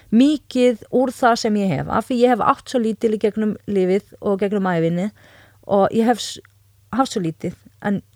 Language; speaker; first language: Icelandic; non-native, fluent; Arabic